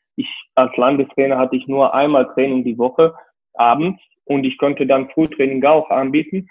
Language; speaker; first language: German; non-native, fluent; Serbian